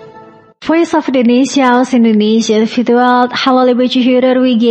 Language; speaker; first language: German; non-native, learner; Indonesian